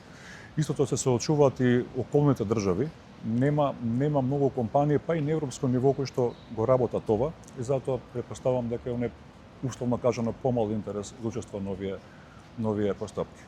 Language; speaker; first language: Macedonian; native; Macedonian